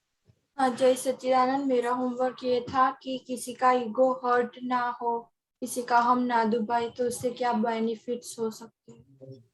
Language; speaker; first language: Hindi; non-native, local second language; Gujarati